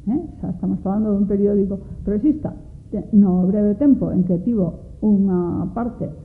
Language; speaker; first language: Spanish; non-native, local second language; Galician